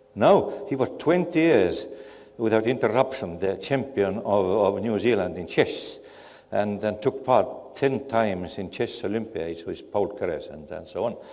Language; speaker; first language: English; non-native, fluent; Estonian